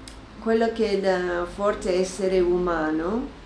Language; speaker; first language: Italian; non-native, fluent; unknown